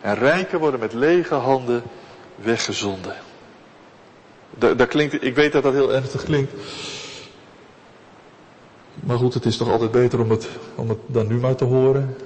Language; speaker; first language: Dutch; native; Dutch